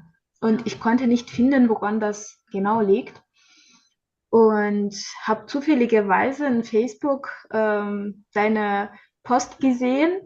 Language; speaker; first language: German; non-native, learner; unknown